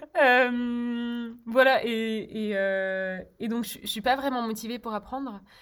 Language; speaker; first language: French; early bilingual, other home language; Czech